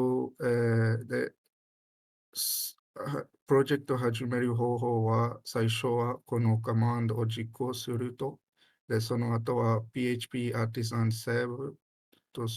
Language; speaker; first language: Japanese; non-native, learner; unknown